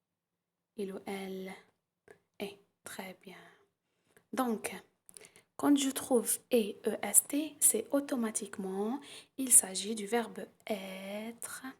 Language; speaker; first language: French; non-native, local second language; Arabic